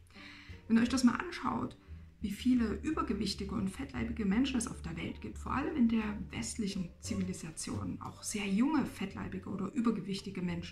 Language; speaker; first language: German; native; German